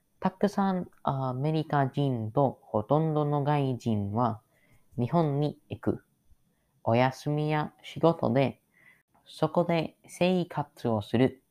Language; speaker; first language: Japanese; non-native, learner; English